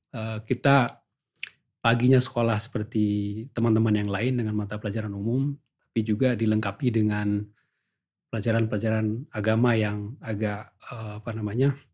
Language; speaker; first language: Indonesian; non-native, local second language; Achinese